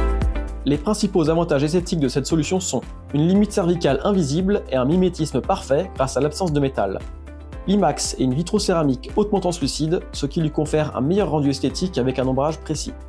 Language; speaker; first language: French; native; French